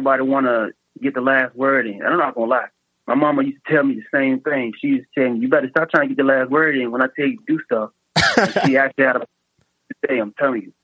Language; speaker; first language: English; native; English